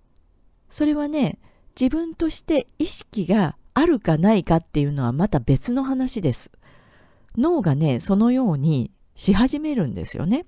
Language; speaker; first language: Japanese; native; Japanese